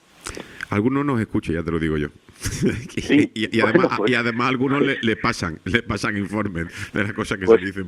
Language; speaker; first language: Spanish; native; Spanish